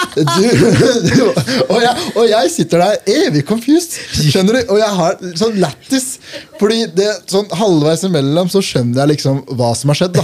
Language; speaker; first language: Norwegian; early bilingual, other home language; Punjabi